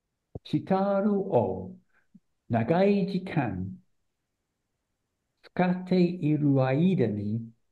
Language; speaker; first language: Japanese; non-native, learner; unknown